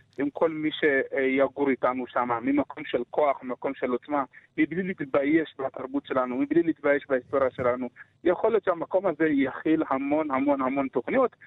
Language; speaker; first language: Hebrew; early bilingual, other home language; Amharic